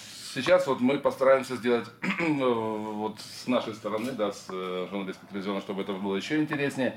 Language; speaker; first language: Russian; native; Russian